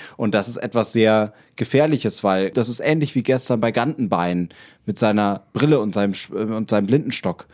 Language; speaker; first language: German; native; German